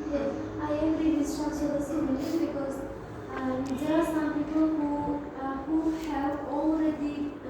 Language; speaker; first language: English; non-native, fluent; Uzbek